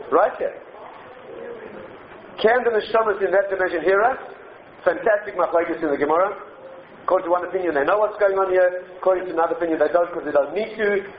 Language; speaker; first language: English; native; English